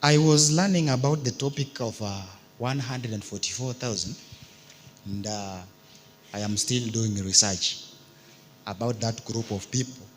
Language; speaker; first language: English; non-native, local second language; Swahili